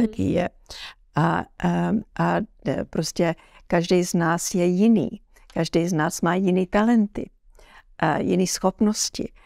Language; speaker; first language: Czech; early bilingual, heritage; Czech